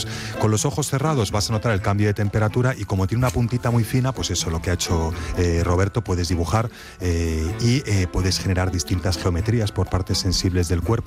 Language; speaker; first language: Spanish; native; Spanish